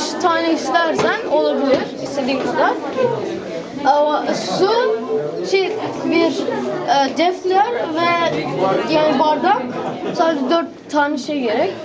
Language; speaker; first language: Turkish; early bilingual, heritage; Turkish